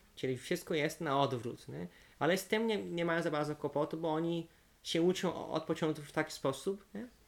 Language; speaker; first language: Polish; non-native, fluent; Portuguese